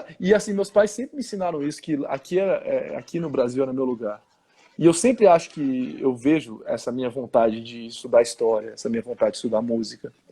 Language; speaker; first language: Portuguese; early bilingual, heritage; Portuguese